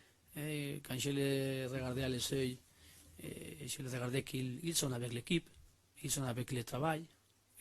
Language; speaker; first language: French; non-native, learner; Spanish